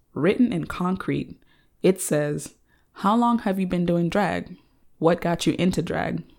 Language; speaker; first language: English; early bilingual, other home language; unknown